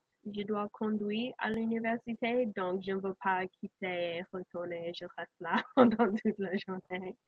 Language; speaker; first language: French; non-native, learner; English